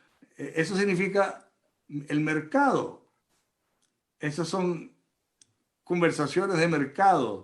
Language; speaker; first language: Spanish; early bilingual, other home language; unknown